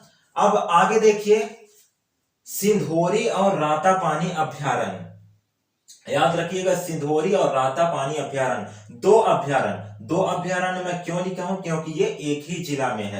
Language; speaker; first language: Hindi; native; Hindi